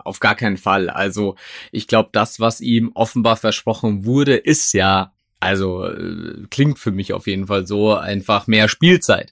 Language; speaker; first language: German; native; German